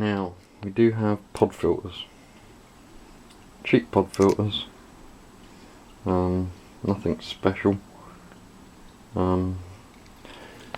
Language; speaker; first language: English; native; English